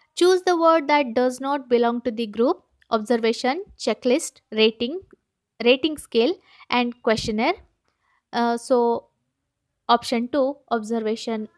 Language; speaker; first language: English; non-native, local second language; Kannada